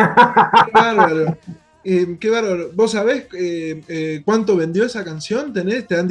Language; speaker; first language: Spanish; native; Spanish